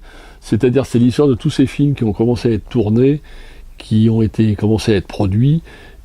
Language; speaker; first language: French; native; French